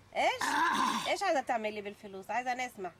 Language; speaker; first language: Arabic; native; Arabic